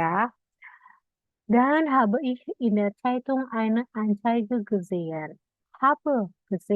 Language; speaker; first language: German; non-native, learner; Indonesian